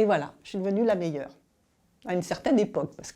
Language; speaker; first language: French; native; French